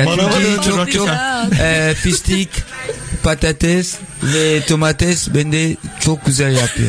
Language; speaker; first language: Turkish; non-native, learner; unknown